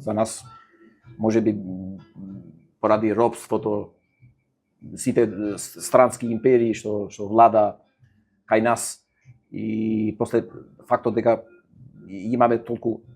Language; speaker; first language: Macedonian; non-native, fluent; Albanian